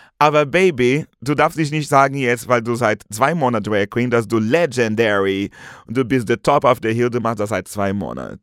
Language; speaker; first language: German; non-native, fluent; Portuguese